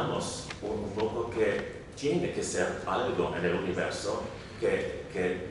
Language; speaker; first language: Spanish; non-native, learner; German